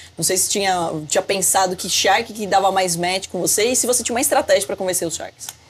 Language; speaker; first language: Portuguese; native; Portuguese